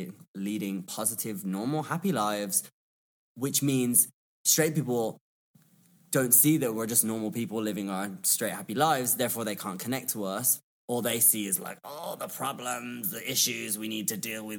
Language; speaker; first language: English; native; English